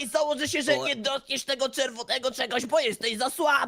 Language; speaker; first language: Polish; native; Polish